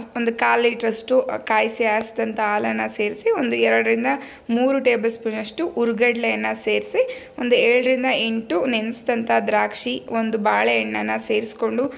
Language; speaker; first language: Kannada; native; Kannada